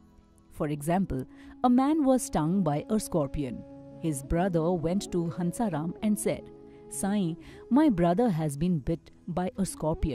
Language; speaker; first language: English; non-native, local second language; Hindi